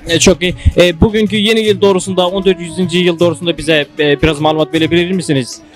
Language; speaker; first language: Turkish; non-native, learner; Turkmen